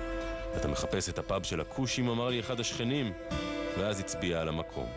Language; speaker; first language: Hebrew; native; Hebrew